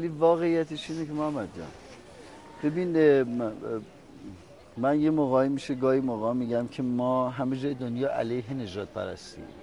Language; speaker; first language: Persian; native; Persian